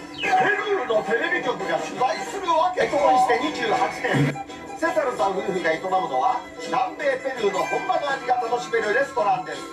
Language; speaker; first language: Japanese; native; Japanese